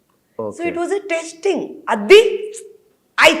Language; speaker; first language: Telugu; non-native, fluent; Hindi